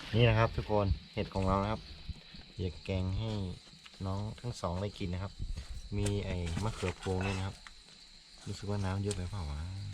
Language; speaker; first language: Thai; non-native, local second language; Karen languages